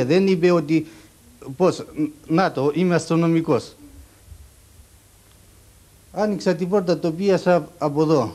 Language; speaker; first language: Greek; non-native, learner; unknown